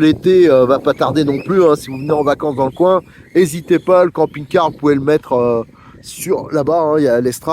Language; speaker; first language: French; native; French